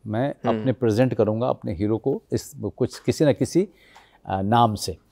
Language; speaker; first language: Hindi; native; Hindi